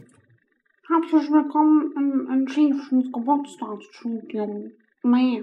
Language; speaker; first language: German; native; German